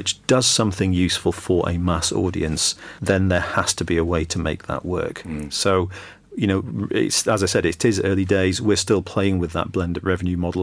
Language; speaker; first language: English; native; English